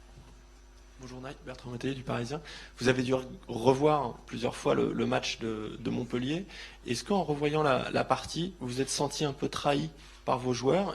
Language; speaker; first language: French; native; French